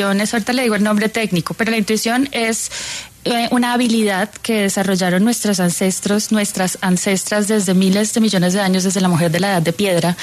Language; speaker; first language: Spanish; native; Spanish